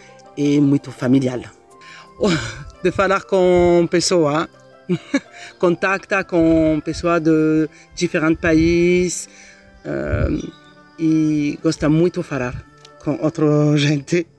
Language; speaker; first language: Portuguese; non-native, learner; French